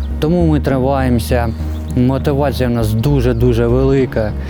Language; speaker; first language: Ukrainian; non-native, local second language; Russian